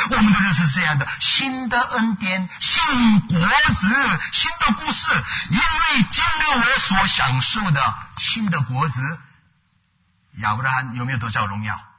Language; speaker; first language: Chinese; non-native, fluent; Korean